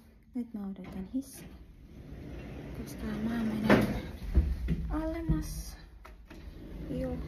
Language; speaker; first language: Finnish; non-native, learner; Filipino